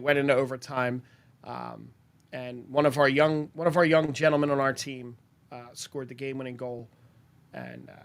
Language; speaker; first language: English; native; English